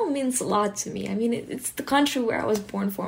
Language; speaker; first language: English; early bilingual, other home language; Hebrew